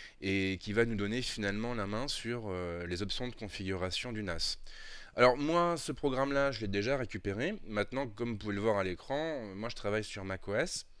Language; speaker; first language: French; native; French